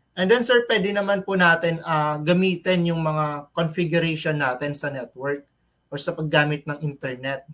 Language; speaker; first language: Filipino; native; Filipino